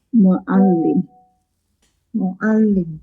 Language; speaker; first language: Arabic; non-native, learner; Indonesian